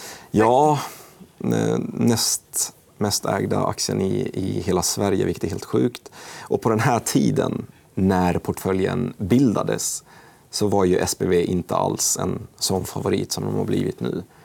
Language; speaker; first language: Swedish; non-native, fluent; Arabic